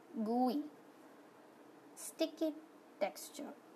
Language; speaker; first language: English; non-native, local second language; Malayalam